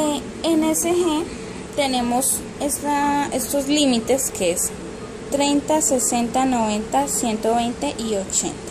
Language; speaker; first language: Spanish; native; Spanish